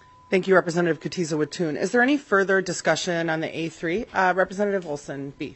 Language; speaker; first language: English; native; English